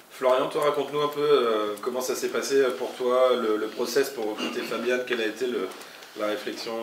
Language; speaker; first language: French; native; French